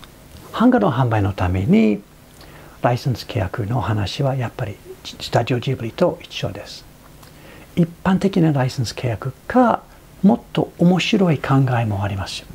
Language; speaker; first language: Japanese; non-native, fluent; English